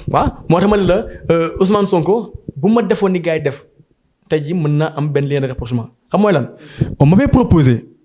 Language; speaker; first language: Wolof; native; Wolof